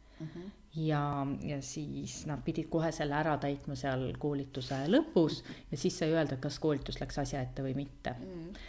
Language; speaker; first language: Estonian; native; Estonian